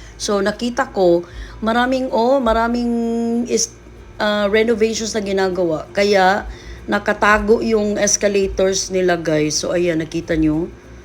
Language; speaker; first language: Filipino; non-native, local second language; Cebuano